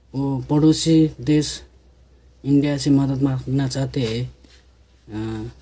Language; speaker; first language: Hindi; non-native, local second language; Nepali